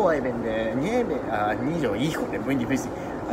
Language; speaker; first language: Spanish; non-native, learner; Japanese